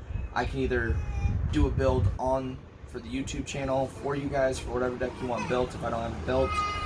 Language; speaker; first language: English; native; English